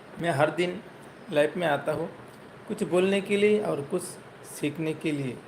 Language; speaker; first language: Hindi; non-native, learner; Bangla